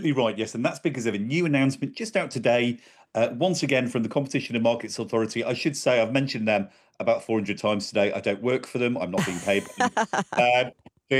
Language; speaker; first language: English; native; English